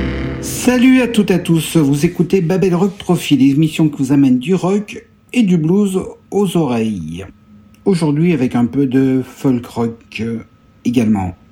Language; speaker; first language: French; native; French